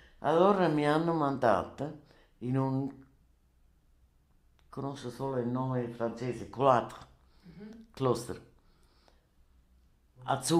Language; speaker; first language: Italian; non-native, learner; German